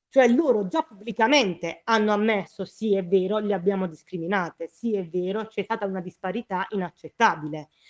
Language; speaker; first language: Italian; native; Italian